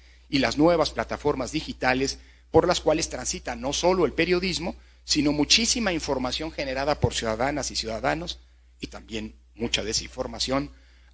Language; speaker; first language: Spanish; native; Spanish